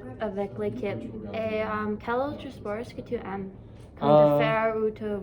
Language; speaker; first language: French; non-native, learner; English